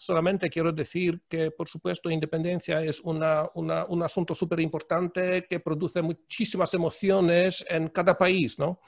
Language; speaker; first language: Spanish; non-native, fluent; Polish